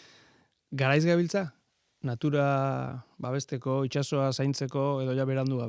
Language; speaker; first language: Basque; native; Basque